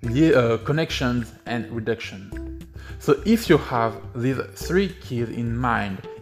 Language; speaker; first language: English; non-native, fluent; French